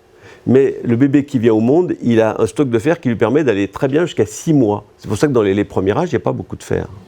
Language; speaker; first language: French; native; French